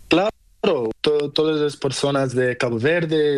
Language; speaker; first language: Spanish; non-native, learner; Portuguese